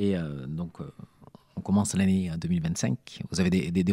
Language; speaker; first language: French; native; French